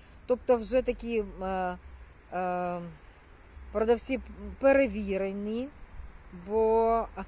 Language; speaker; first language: Ukrainian; non-native, local second language; Russian